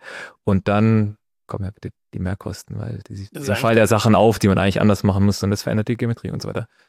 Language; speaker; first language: German; native; German